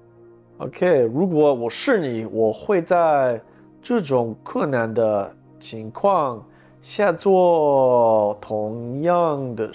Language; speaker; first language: Chinese; non-native, learner; English